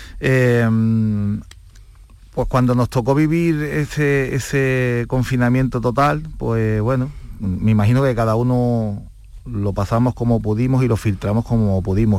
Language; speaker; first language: Spanish; native; Spanish